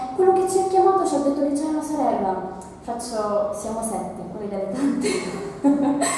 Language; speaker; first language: Italian; early bilingual, other home language; Arabic